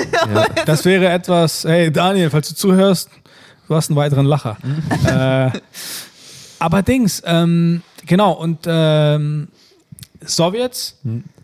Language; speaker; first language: German; early bilingual, other home language; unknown